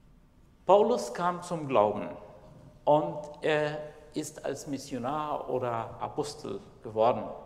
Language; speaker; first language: German; non-native, fluent; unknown